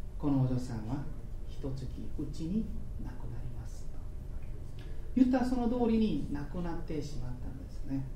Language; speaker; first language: Japanese; non-native, fluent; Korean